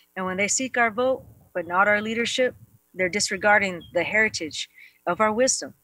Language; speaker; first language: English; native; English